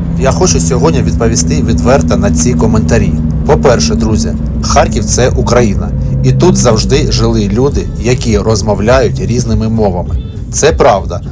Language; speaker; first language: Ukrainian; non-native, local second language; Russian